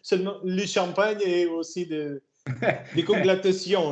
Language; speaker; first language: French; non-native, learner; Portuguese